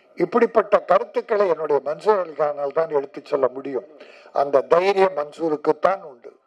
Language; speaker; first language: Tamil; native; Tamil